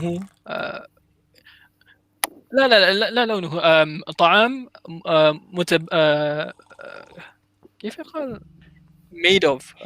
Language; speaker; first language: Arabic; non-native, learner; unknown